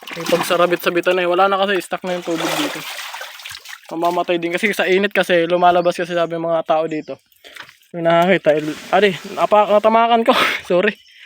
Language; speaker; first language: Filipino; non-native, local second language; Masbatenyo